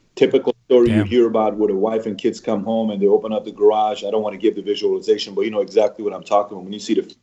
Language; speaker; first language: English; early bilingual, other home language; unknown